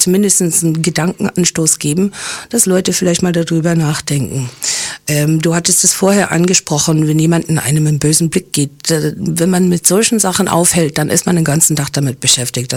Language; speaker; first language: German; early bilingual, other home language; English